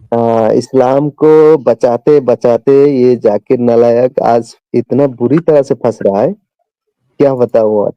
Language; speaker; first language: Hindi; non-native, local second language; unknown